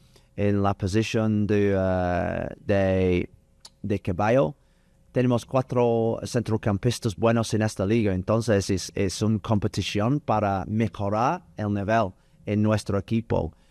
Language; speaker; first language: Spanish; non-native, learner; English